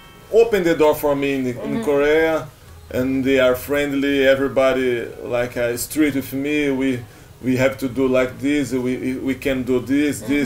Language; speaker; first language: English; non-native, learner; Portuguese